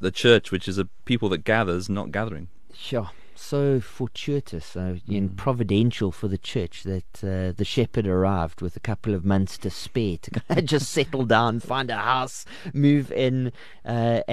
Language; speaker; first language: English; native; English